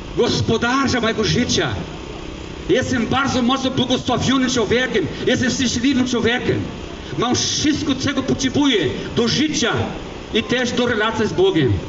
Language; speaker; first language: Polish; early bilingual, heritage; Polish